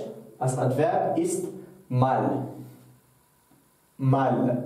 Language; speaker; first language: German; non-native, fluent; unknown